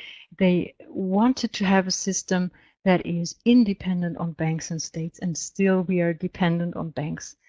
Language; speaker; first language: English; non-native, fluent; German